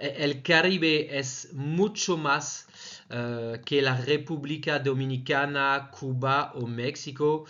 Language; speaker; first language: Spanish; non-native, fluent; French